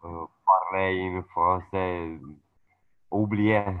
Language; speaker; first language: French; non-native, learner; Romanian